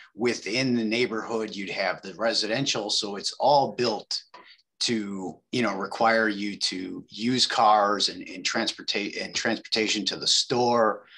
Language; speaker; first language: English; native; English